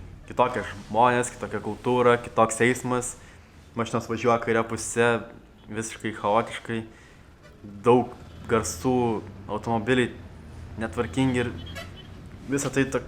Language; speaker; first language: Lithuanian; native; Lithuanian